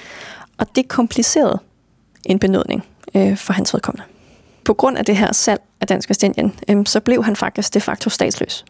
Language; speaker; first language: Danish; native; Danish